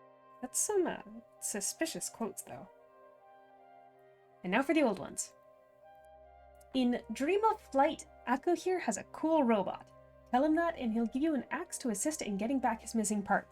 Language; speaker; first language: English; native; English